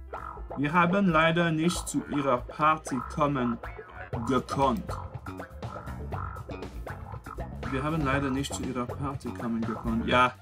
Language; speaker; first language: German; non-native, fluent; French